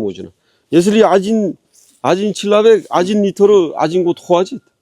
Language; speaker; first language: Russian; non-native, learner; Korean